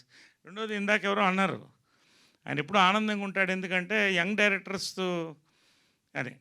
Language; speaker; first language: Telugu; native; Telugu